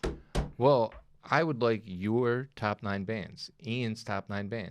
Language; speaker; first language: English; native; English